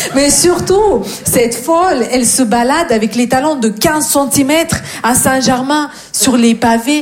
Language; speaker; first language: French; non-native, fluent; Russian